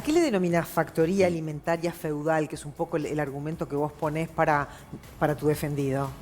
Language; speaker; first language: Spanish; native; Spanish